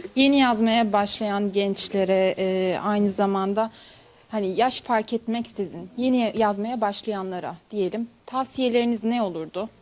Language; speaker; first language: Turkish; native; Turkish